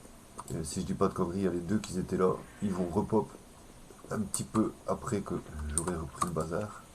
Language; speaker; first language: French; native; French